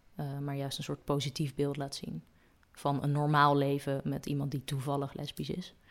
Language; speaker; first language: Dutch; native; Dutch